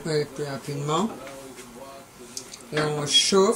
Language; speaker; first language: French; native; French